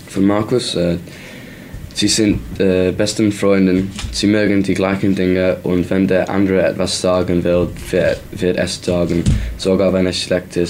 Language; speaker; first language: German; non-native, learner; English